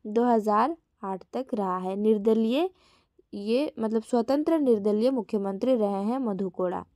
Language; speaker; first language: Hindi; native; Hindi